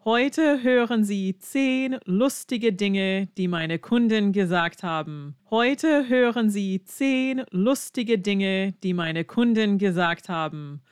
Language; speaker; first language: German; non-native, fluent; English